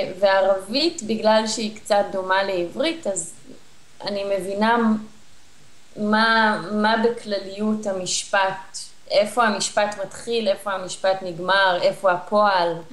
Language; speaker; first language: Hebrew; native; Hebrew